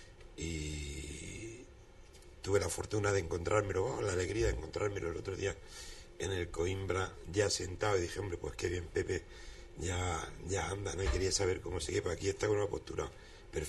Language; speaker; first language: Spanish; native; Spanish